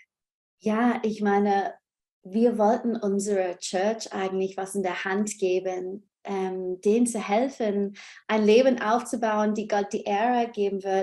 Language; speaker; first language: German; non-native, fluent; English